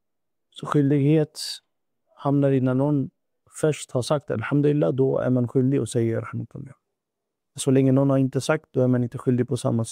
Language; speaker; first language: Swedish; non-native, fluent; Urdu